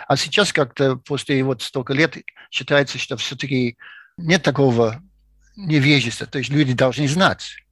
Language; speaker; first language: Russian; non-native, fluent; English